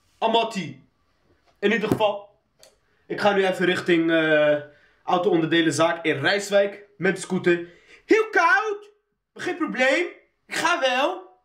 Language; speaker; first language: Dutch; early bilingual, other home language; Arabic